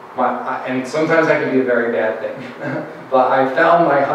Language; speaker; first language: English; native; English